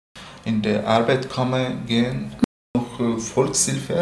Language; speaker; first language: German; non-native, learner; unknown